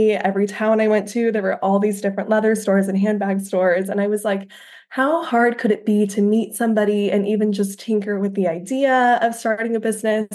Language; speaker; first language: English; native; English